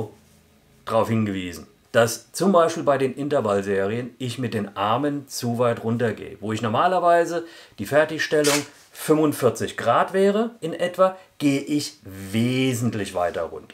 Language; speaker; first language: German; native; German